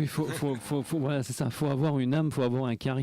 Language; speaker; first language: French; native; French